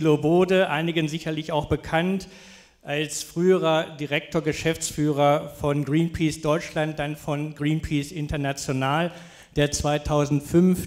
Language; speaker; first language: German; native; German